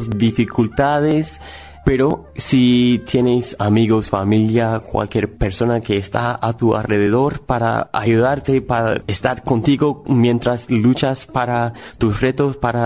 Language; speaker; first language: Spanish; non-native, fluent; English